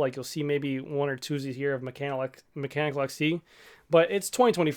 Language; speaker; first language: English; native; English